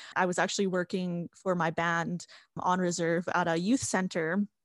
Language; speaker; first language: English; native; English